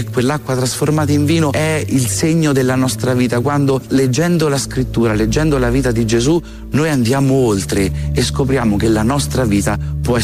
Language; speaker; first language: Italian; native; Italian